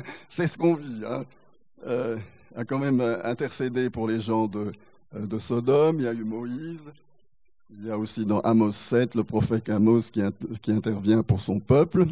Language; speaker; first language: French; native; French